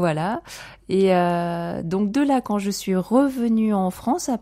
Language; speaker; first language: French; native; French